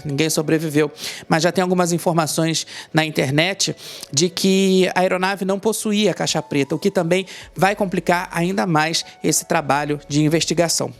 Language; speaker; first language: Portuguese; native; Portuguese